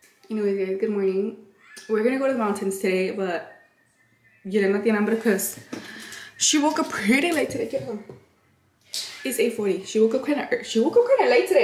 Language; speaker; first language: English; early bilingual, other home language; Spanish